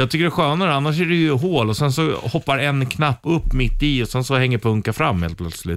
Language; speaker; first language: Swedish; native; Swedish